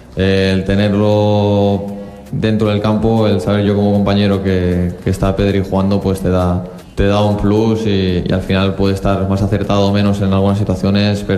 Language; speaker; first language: Spanish; native; Spanish